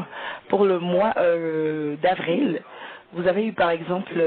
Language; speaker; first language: French; native; French